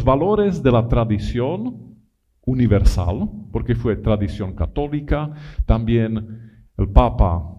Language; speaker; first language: Spanish; non-native, fluent; Italian